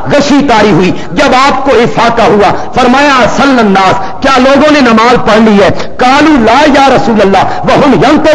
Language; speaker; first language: Urdu; non-native, local second language; Punjabi